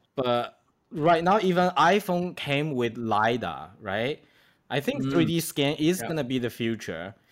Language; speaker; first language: English; non-native, fluent; Chinese